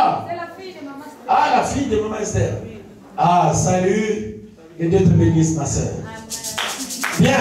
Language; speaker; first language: French; non-native, local second language; Lingala